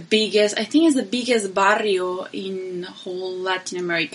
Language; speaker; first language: English; non-native, learner; Spanish